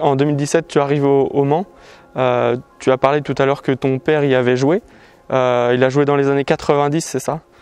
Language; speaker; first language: French; native; French